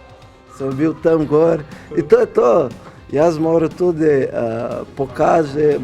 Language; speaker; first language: Slovenian; non-native, learner; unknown